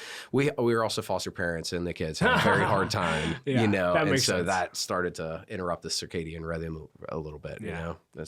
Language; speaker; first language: English; native; English